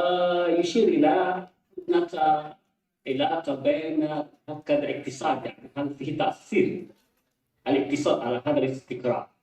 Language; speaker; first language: Arabic; non-native, fluent; Indonesian